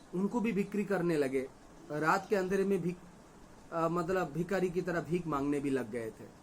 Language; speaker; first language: Hindi; non-native, local second language; Bangla